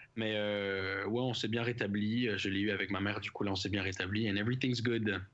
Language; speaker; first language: French; native; French